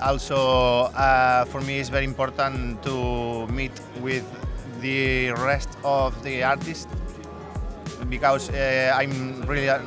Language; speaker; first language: English; non-native, learner; Spanish